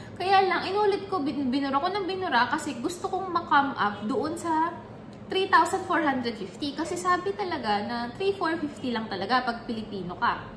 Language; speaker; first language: Filipino; native; Filipino